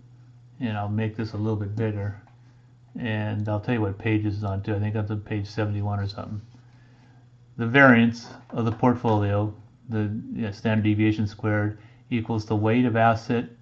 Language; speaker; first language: English; native; English